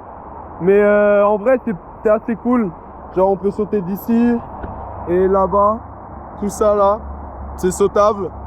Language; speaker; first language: French; native; French